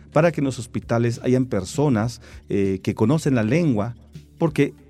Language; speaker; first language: Spanish; non-native, local second language; Tzeltal